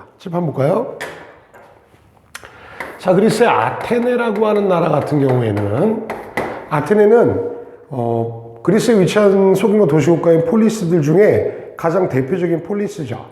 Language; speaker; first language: Korean; native; Korean